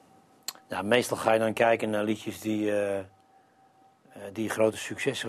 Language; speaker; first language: Dutch; native; Dutch